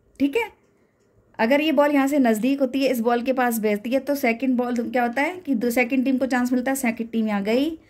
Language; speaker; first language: Hindi; native; Hindi